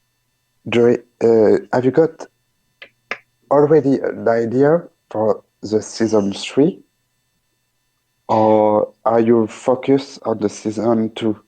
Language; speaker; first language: English; non-native, learner; French